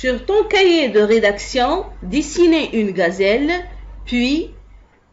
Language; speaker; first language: French; non-native, local second language; Arabic